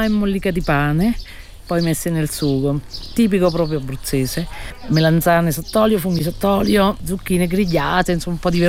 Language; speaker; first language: Italian; native; Italian